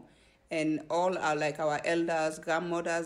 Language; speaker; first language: English; non-native, local second language; Fula